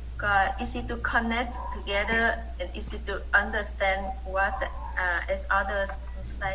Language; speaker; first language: English; non-native, learner; Vietnamese